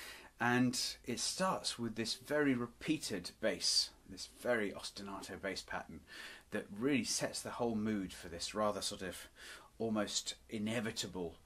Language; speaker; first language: English; native; English